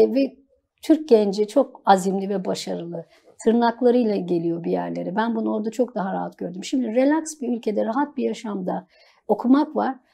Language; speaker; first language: Turkish; native; Turkish